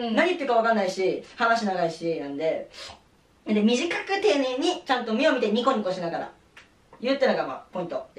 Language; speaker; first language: Japanese; native; Japanese